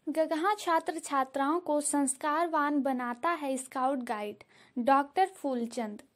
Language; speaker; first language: Hindi; native; Hindi